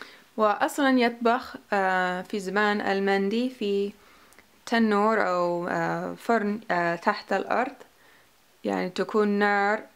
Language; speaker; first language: Arabic; non-native, learner; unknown